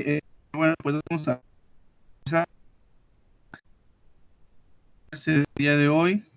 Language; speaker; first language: Spanish; native; Spanish